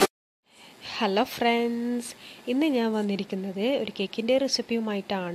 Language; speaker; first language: Malayalam; native; Malayalam